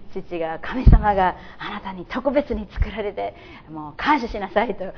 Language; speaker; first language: Japanese; non-native, fluent; English